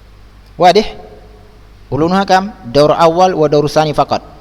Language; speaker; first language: Arabic; non-native, fluent; Indonesian